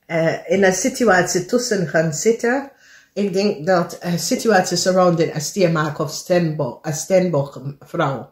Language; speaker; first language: Dutch; non-native, learner; English